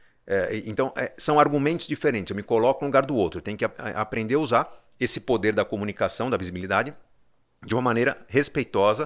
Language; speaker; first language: Portuguese; native; Portuguese